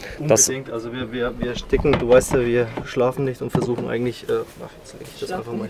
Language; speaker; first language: German; native; German